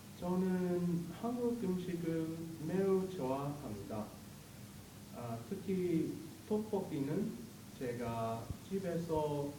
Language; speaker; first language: Korean; non-native, learner; English